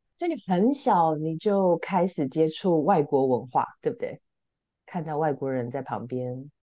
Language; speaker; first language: Chinese; native; Chinese